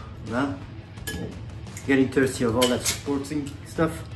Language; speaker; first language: English; non-native, fluent; French